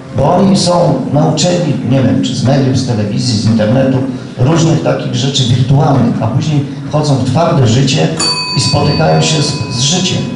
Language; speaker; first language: Polish; native; Polish